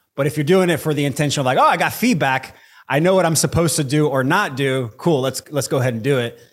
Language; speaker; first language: English; early bilingual, other home language; Portuguese